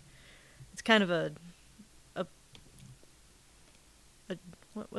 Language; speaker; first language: English; native; English